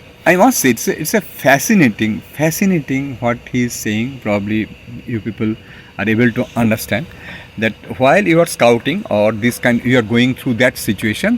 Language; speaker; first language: English; non-native, local second language; Bangla